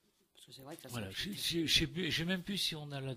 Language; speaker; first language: French; native; French